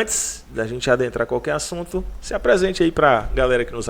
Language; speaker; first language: Portuguese; native; Portuguese